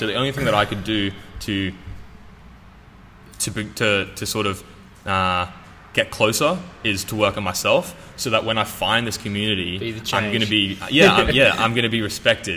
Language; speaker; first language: English; native; English